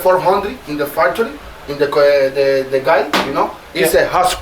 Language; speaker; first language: English; non-native, learner; Spanish